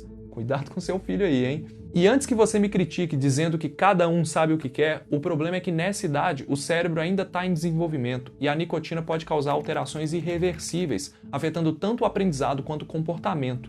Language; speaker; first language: Portuguese; native; Portuguese